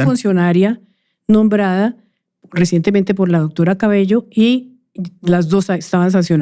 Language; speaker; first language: Spanish; native; Spanish